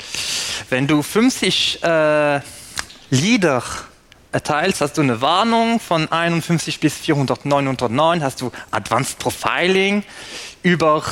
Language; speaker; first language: German; non-native, fluent; French